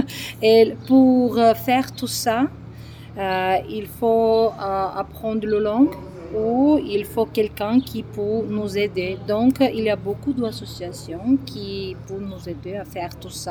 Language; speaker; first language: French; non-native, learner; Georgian